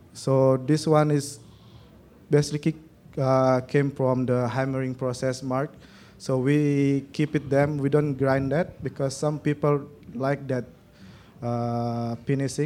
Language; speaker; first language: English; non-native, learner; Indonesian